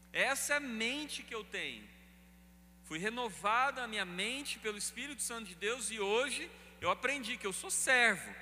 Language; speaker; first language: Portuguese; native; Portuguese